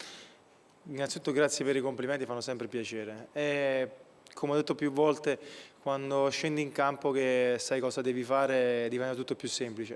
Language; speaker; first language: Italian; native; Italian